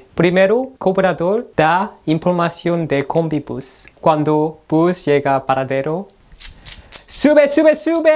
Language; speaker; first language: Spanish; non-native, learner; Korean